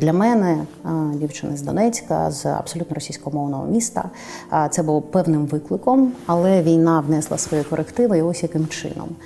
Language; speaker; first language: Ukrainian; non-native, local second language; Russian